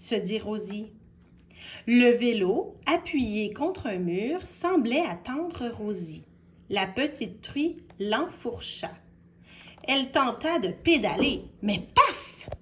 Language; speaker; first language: French; native; French